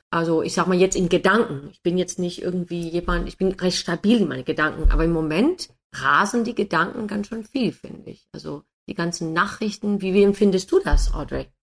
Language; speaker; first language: German; non-native, fluent; English